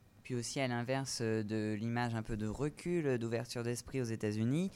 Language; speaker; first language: French; native; French